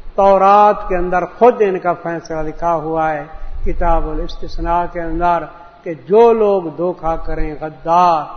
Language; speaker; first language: Urdu; non-native, local second language; Punjabi